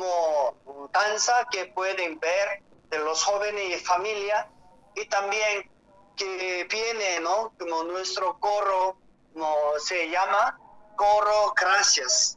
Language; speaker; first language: Spanish; non-native, learner; Korean